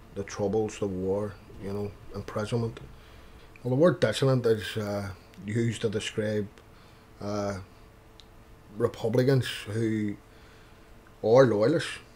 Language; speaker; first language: English; native; English